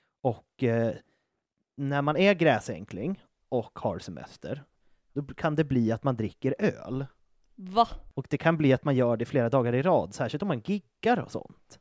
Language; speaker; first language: Swedish; native; Swedish